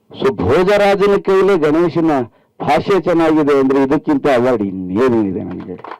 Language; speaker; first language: Kannada; native; Kannada